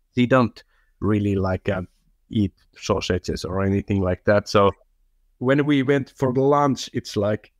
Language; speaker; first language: English; non-native, fluent; Finnish